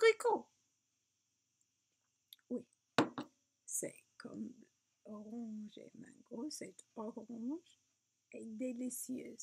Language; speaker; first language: French; non-native, learner; English